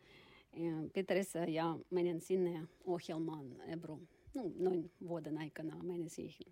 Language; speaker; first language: Finnish; non-native, learner; Russian